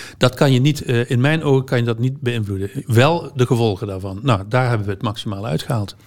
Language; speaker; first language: Dutch; native; Dutch